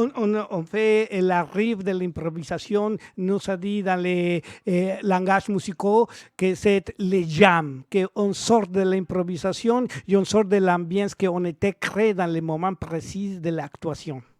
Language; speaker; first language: French; non-native, learner; Spanish